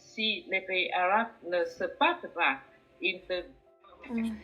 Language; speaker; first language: French; non-native, learner; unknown